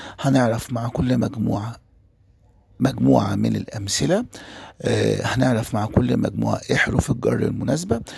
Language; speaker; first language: Arabic; native; Arabic